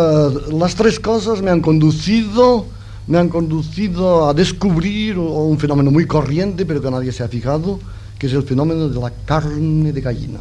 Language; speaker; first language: Spanish; non-native, local second language; Catalan